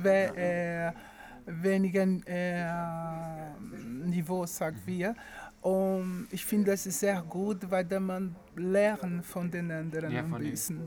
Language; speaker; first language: German; non-native, learner; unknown